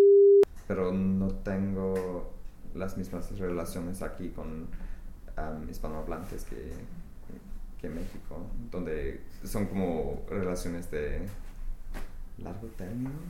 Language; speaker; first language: Spanish; non-native, fluent; English